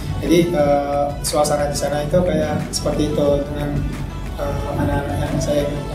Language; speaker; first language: Malay; non-native, fluent; Turkmen